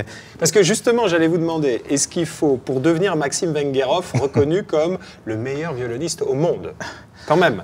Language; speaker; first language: French; native; French